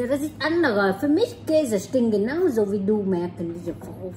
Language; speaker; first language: German; non-native, learner; Vietnamese